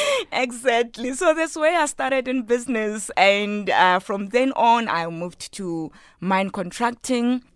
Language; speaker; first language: English; non-native, local second language; Tswana